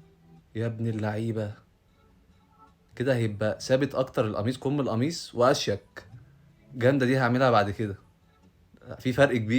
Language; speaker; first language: Arabic; native; Arabic